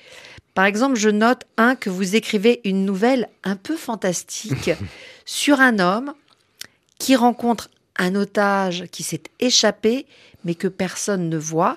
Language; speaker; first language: French; native; French